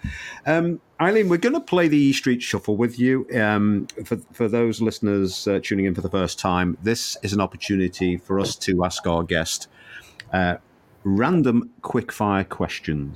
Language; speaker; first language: English; native; English